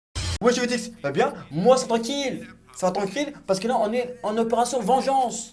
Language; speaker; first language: French; native; French